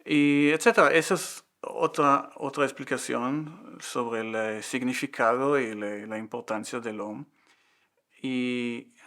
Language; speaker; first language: Spanish; non-native, fluent; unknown